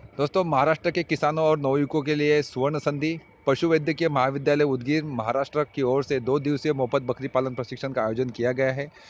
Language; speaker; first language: Hindi; non-native, local second language; Marathi